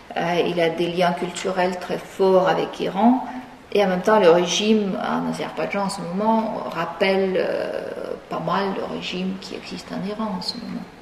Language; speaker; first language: French; non-native, fluent; Russian